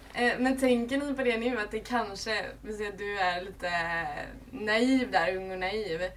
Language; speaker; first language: Swedish; native; Swedish